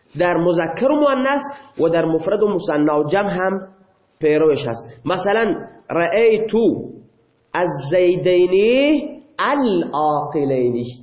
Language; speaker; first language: Persian; non-native, local second language; Baluchi